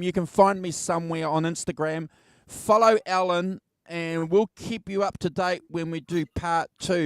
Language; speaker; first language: English; native; English